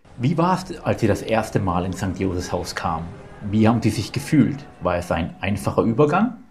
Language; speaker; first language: German; native; German